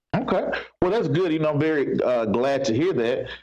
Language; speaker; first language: English; native; English